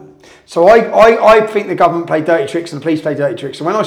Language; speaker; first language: English; native; English